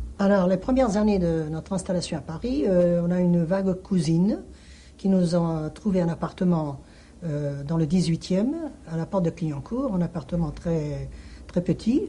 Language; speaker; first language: French; early bilingual, other home language; Hungarian